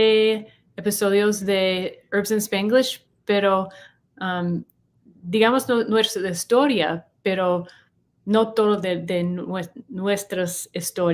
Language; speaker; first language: Spanish; non-native, learner; English